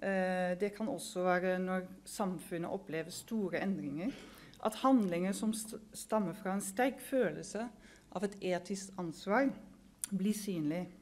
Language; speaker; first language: Norwegian; non-native, fluent; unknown